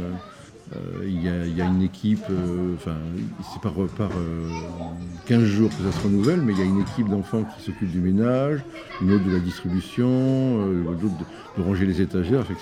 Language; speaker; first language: French; native; French